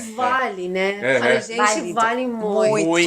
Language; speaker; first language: Portuguese; non-native, learner; Persian